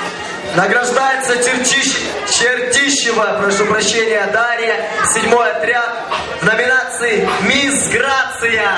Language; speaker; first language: Russian; native; Russian